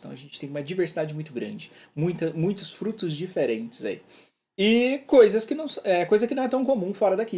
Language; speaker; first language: Portuguese; native; Portuguese